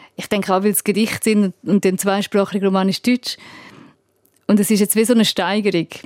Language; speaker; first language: German; native; German